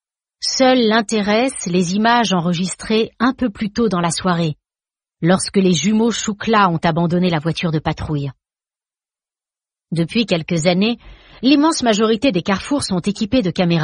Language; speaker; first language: French; native; French